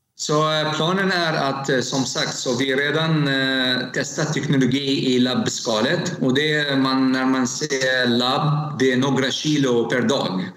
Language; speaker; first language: Swedish; non-native, learner; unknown